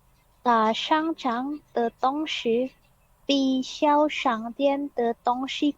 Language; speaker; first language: Chinese; non-native, learner; Indonesian